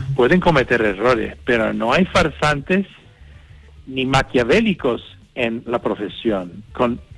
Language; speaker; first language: Spanish; non-native, fluent; English